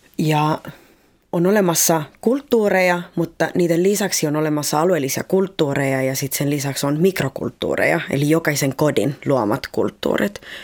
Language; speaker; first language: Finnish; early bilingual, other home language; Spanish